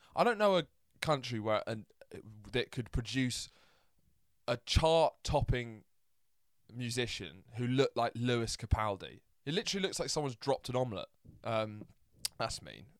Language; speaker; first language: English; early bilingual, other home language; Italian